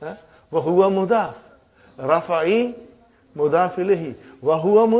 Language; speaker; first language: Arabic; non-native, fluent; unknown